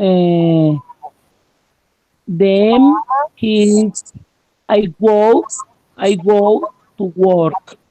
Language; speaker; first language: English; non-native, learner; Spanish